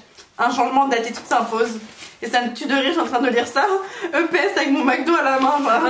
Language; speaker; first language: French; native; French